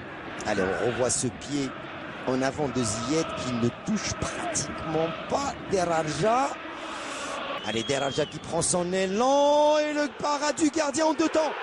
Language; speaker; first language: French; non-native, local second language; Arabic